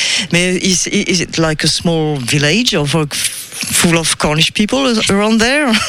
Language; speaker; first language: English; non-native, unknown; French